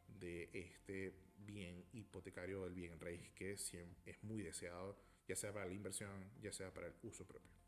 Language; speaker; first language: Spanish; native; Spanish